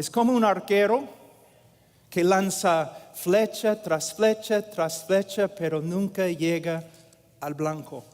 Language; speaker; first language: Spanish; non-native, fluent; English